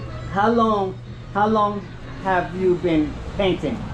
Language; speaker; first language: English; native; English